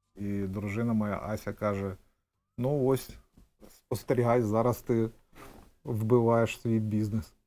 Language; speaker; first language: Ukrainian; native; Ukrainian